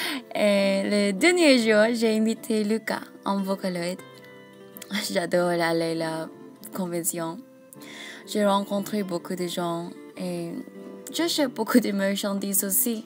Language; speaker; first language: French; non-native, learner; English